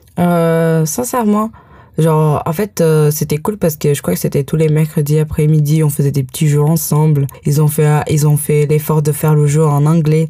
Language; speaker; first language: French; early bilingual, heritage; French